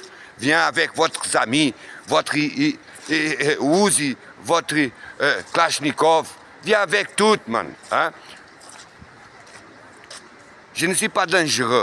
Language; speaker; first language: French; non-native, learner; Portuguese